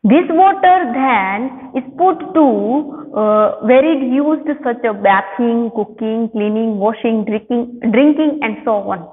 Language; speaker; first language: English; non-native, local second language; Gujarati